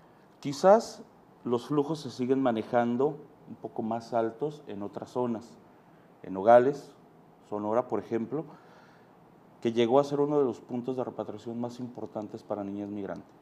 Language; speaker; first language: Spanish; native; Spanish